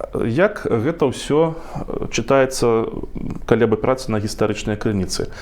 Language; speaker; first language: Belarusian; non-native, local second language; Russian